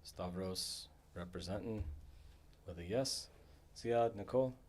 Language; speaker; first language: English; native; English